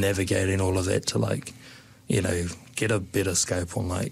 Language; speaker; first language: English; native; English